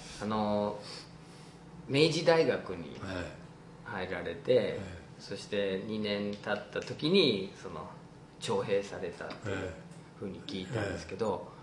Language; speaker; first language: Japanese; non-native, fluent; English